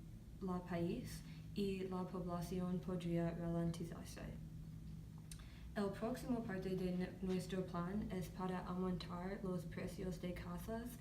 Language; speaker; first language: Spanish; non-native, learner; English